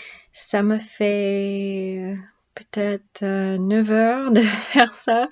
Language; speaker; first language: French; non-native, learner; English